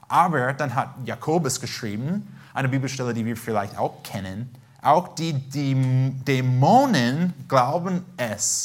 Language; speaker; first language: German; non-native, fluent; English